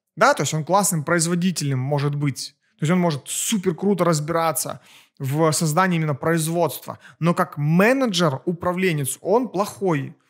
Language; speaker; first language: Russian; native; Russian